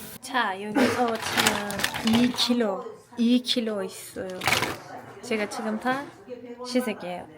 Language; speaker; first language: Korean; non-native, learner; Turkish